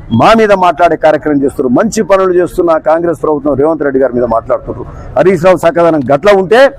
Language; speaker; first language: Telugu; native; Telugu